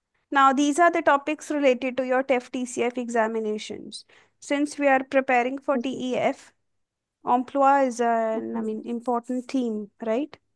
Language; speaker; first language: English; non-native, local second language; Hindi